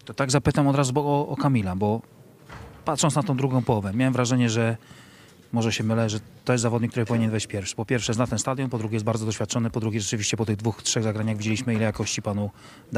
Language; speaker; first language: Polish; native; Polish